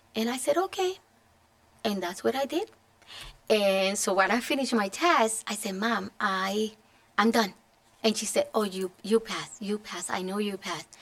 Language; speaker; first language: English; non-native, fluent; Spanish